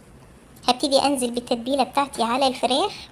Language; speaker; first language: Arabic; native; Arabic